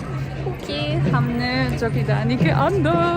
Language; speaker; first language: Hindi; non-native, learner; German